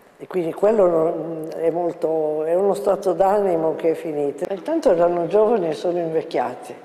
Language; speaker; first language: Italian; native; Italian